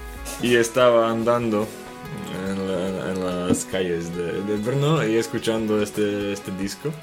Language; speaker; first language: Spanish; non-native, fluent; Slovak